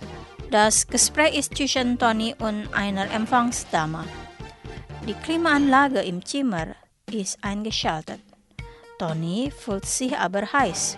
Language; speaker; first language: German; non-native, fluent; Indonesian